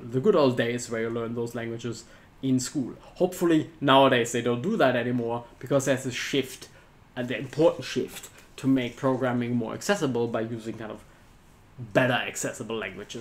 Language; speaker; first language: English; non-native, fluent; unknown